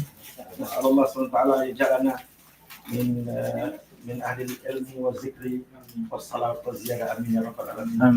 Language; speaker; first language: Arabic; non-native, fluent; Malay